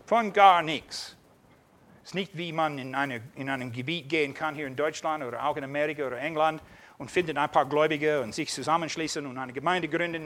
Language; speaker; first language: German; non-native, fluent; English